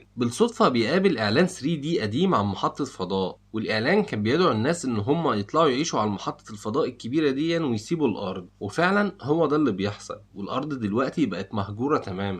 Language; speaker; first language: Arabic; native; Arabic